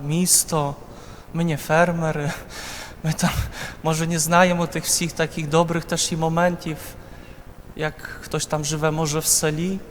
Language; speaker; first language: Ukrainian; non-native, fluent; Polish